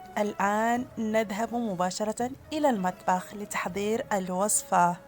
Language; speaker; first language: Arabic; native; Arabic